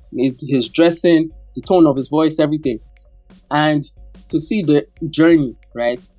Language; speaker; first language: English; non-native, local second language; Yoruba